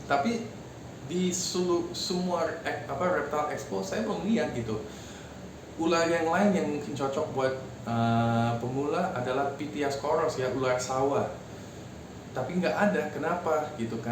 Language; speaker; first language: Indonesian; non-native, fluent; English